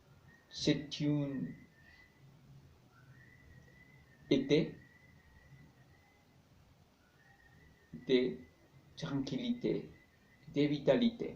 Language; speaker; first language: French; non-native, learner; Spanish